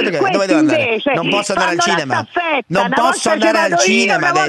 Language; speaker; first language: Italian; native; Italian